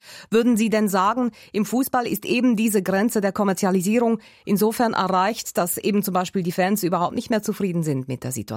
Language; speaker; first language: German; native; German